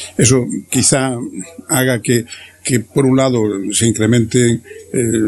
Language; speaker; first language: Spanish; native; Spanish